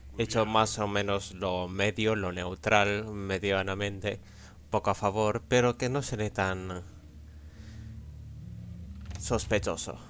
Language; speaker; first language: Spanish; native; Spanish